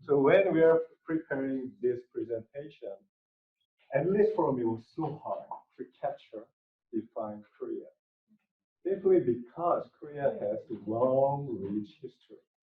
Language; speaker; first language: English; non-native, fluent; Korean